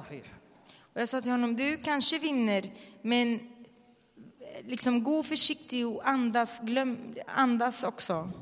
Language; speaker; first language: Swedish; non-native, fluent; Arabic